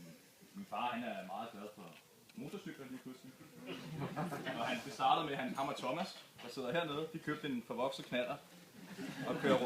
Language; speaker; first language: Danish; native; Danish